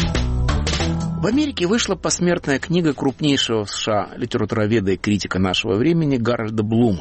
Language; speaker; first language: Russian; native; Russian